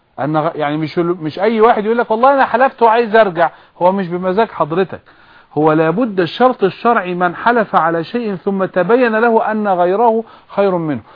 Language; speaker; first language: Arabic; native; Arabic